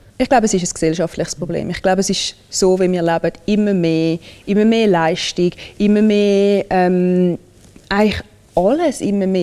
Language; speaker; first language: German; early bilingual, other home language; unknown